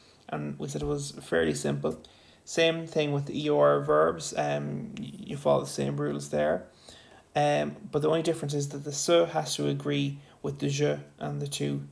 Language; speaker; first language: English; native; English